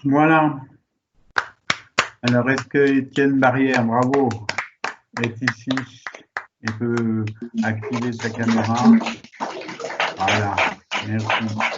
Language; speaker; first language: French; native; French